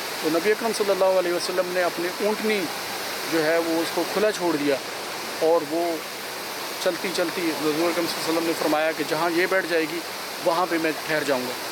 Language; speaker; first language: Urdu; native; Urdu